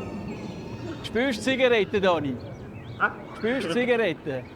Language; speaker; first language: German; native; German